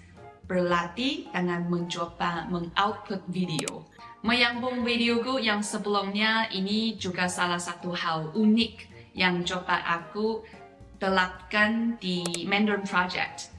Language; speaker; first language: Indonesian; non-native, fluent; Chinese